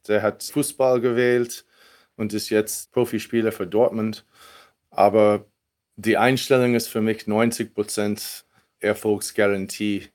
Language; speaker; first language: German; non-native, fluent; English